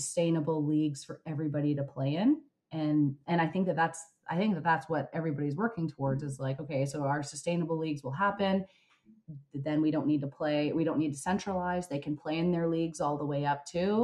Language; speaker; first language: English; native; English